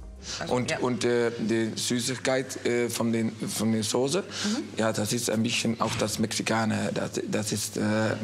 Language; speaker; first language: German; non-native, learner; Dutch